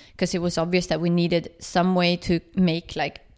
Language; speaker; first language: English; non-native, fluent; Swedish